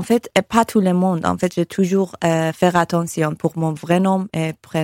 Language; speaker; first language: French; non-native, learner; Persian